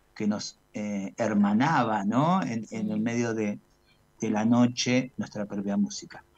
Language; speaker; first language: Spanish; native; Spanish